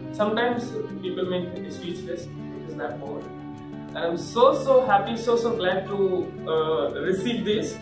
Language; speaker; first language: English; non-native, local second language; Hindi